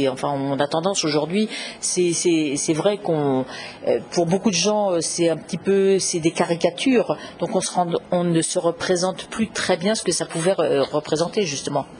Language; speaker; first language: French; native; French